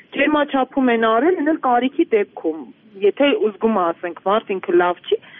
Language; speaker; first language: Armenian; native; Armenian